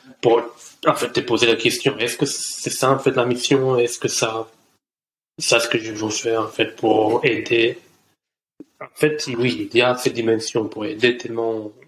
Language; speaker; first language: French; non-native, learner; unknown